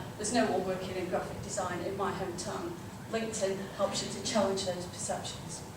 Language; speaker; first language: English; native; English